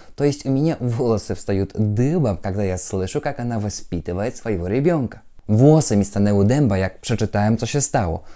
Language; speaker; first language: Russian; non-native, fluent; Polish